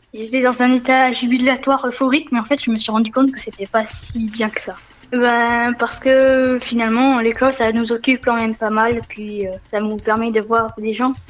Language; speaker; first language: French; native; French